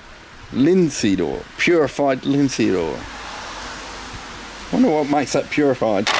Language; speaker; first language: English; native; English